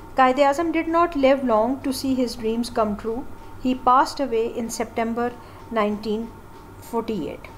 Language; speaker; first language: English; non-native, local second language; Hindi